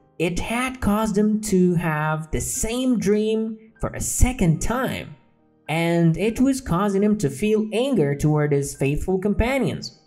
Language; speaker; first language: English; non-native, fluent; Central Kurdish